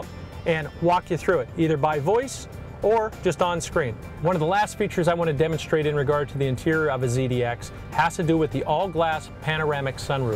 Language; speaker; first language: English; native; English